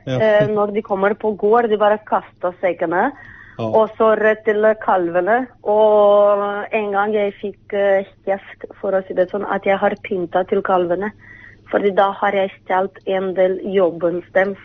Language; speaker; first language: Norwegian; non-native, fluent; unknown